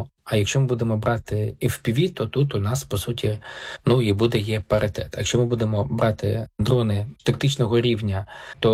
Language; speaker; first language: Ukrainian; native; Ukrainian